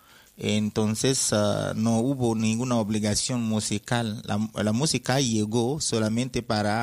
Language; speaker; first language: Spanish; non-native, fluent; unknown